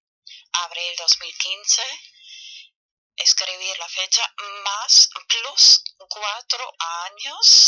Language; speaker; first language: Spanish; non-native, fluent; German